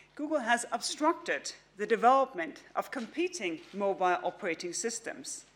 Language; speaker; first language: English; non-native, fluent; Danish